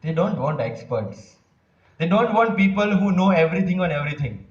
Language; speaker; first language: English; non-native, local second language; Gujarati